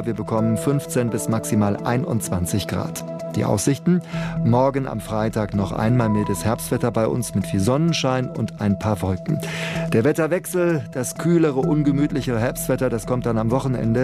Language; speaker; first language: German; native; German